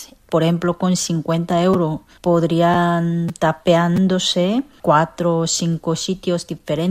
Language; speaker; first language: Spanish; non-native, fluent; Korean